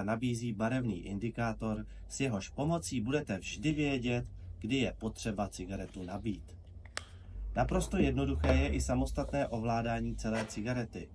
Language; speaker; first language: Czech; native; Czech